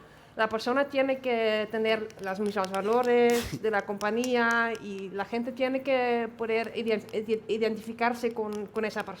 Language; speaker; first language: Spanish; non-native, fluent; Dutch